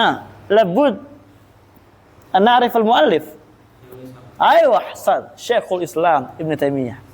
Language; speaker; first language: Arabic; non-native, fluent; Indonesian